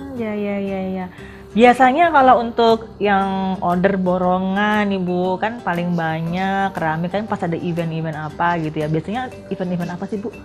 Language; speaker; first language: Indonesian; native; Indonesian